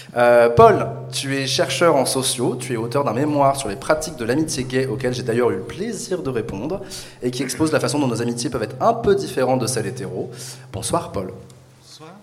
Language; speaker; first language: French; native; French